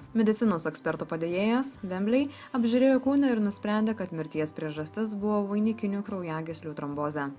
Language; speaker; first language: Lithuanian; native; Lithuanian